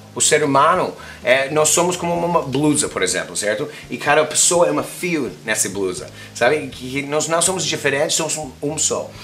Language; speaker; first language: Portuguese; non-native, fluent; English